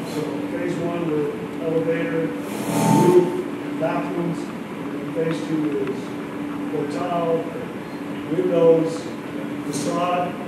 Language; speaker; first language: English; native; English